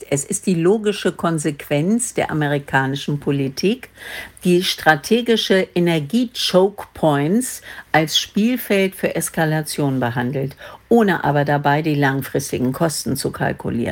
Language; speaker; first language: German; native; German